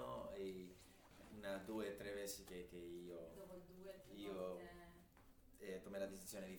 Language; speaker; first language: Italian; non-native, learner; Spanish